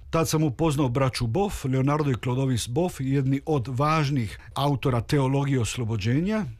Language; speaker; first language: Croatian; early bilingual, heritage; Croatian